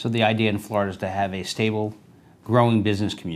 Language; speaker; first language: English; native; English